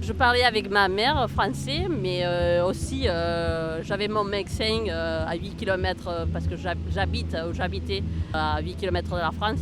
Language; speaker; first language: French; early bilingual, heritage; Spanish